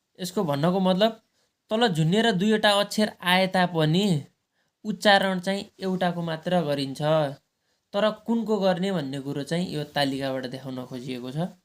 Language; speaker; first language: Nepali; native; Nepali